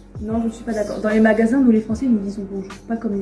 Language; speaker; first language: French; native; French